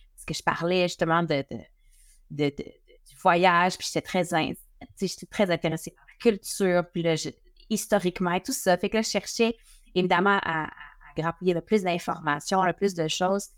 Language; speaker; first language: French; native; French